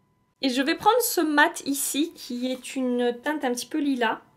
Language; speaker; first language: French; native; French